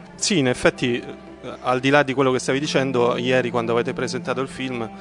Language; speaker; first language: Italian; native; Italian